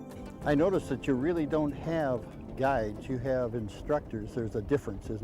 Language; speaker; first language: English; native; English